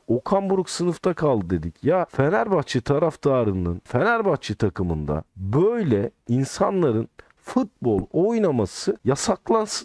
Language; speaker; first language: Turkish; native; Turkish